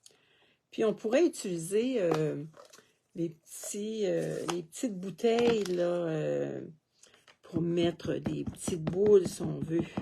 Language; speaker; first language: French; native; French